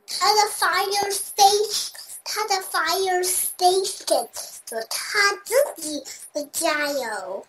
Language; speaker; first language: Chinese; early bilingual, heritage; Chinese